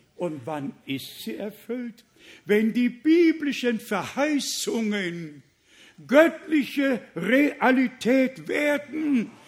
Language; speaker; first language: German; native; German